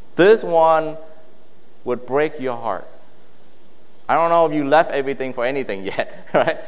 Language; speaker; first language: English; early bilingual, other home language; Vietnamese